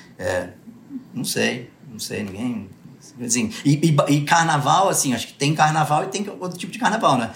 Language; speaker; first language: Portuguese; early bilingual, other home language; English